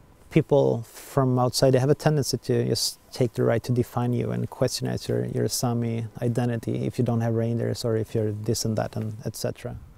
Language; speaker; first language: English; non-native, fluent; Swedish